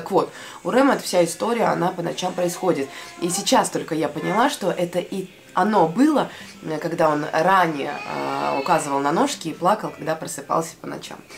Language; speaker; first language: Russian; non-native, local second language; Latvian